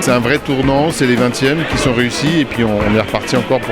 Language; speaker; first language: French; native; French